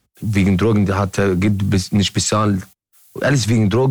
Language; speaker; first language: German; non-native, learner; Arabic